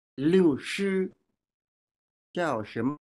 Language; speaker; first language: Chinese; non-native, learner; Swahili